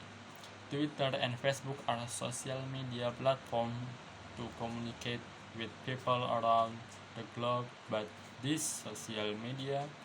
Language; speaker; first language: English; non-native, learner; Indonesian